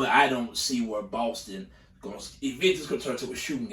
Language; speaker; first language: English; native; English